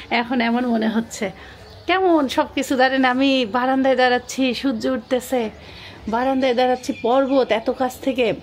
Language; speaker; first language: Bangla; native; Bangla